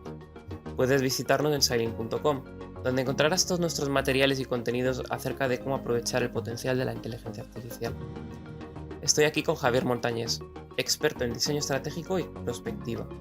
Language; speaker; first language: Spanish; native; Spanish